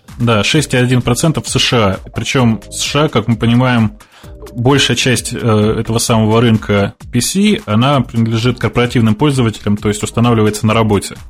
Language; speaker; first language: Russian; native; Russian